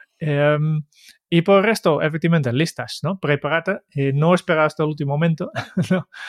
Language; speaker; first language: Spanish; non-native, fluent; Dutch